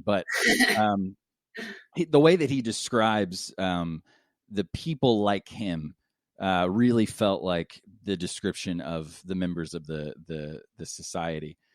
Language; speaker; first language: English; native; English